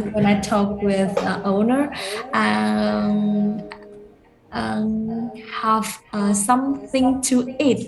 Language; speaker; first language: English; non-native, learner; Vietnamese